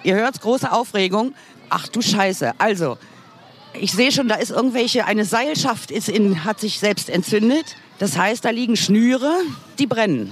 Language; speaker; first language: German; native; German